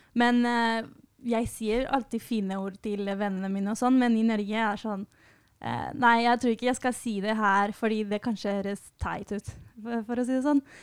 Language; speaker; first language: Norwegian; non-native, fluent; Spanish